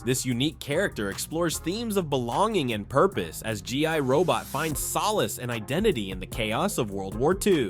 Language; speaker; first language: English; native; English